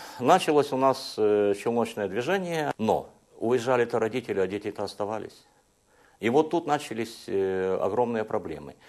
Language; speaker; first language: Russian; non-native, local second language; Hungarian